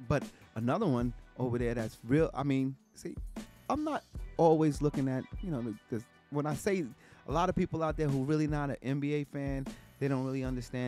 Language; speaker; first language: English; native; English